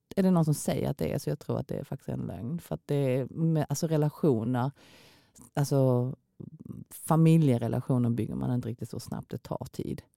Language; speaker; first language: Swedish; early bilingual, other home language; Korean